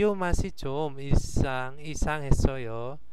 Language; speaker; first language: Korean; non-native, fluent; Indonesian